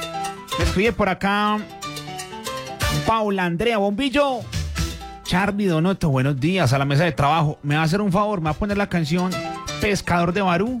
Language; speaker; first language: Spanish; native; Spanish